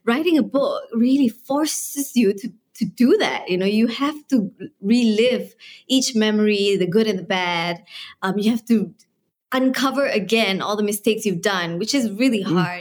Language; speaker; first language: English; non-native, local second language; Malay